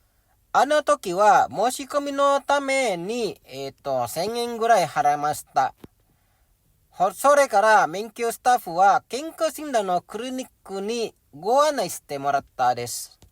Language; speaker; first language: Japanese; non-native, learner; Indonesian